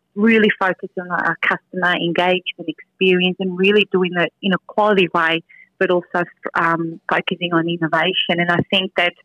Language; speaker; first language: English; early bilingual, other home language; Spanish